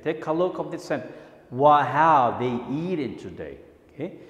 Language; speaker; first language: English; non-native, fluent; Spanish